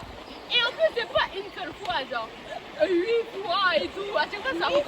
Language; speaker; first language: French; native; French